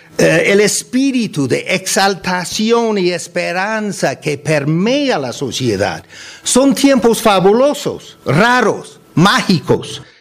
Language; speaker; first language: Spanish; non-native, fluent; English